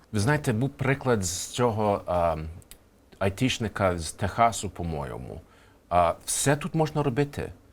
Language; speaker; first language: Ukrainian; early bilingual, heritage; Ukrainian